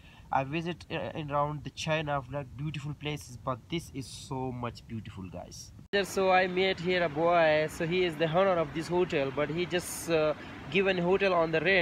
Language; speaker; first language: English; non-native, local second language; Urdu